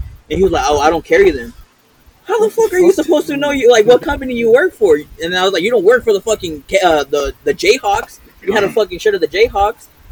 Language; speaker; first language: English; early bilingual, other home language; Spanish